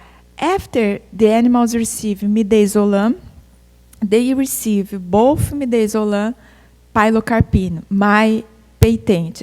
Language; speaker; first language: English; non-native, fluent; Portuguese